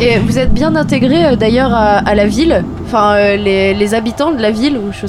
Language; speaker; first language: French; native; French